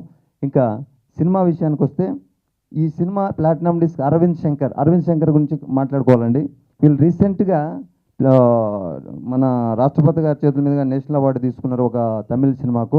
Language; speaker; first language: Telugu; native; Telugu